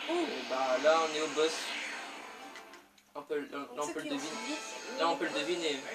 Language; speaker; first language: French; native; French